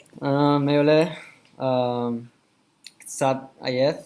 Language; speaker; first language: Hebrew; non-native, learner; English